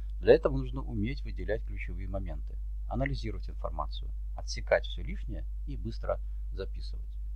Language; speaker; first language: Russian; native; Russian